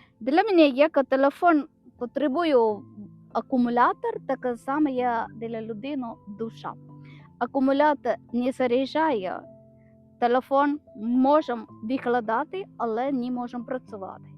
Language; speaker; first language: Ukrainian; non-native, learner; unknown